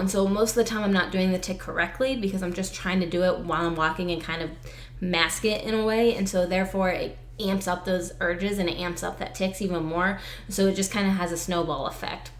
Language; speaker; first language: English; native; English